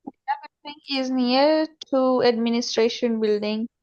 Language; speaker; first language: English; non-native, learner; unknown